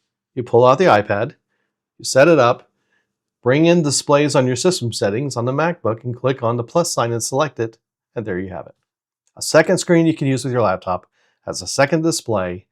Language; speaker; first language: English; native; English